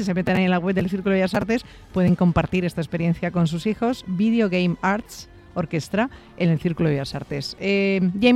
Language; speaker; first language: Spanish; native; Spanish